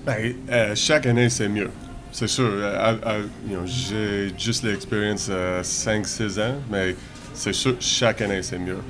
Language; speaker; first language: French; non-native, learner; English